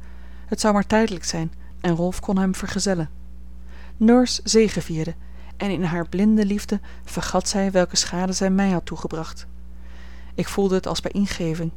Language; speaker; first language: Dutch; native; Dutch